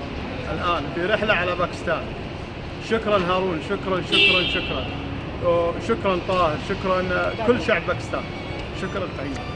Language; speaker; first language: Arabic; non-native, learner; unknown